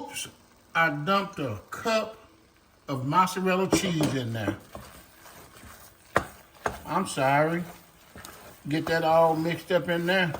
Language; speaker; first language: English; native; English